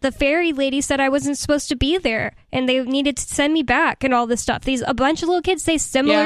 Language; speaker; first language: English; native; English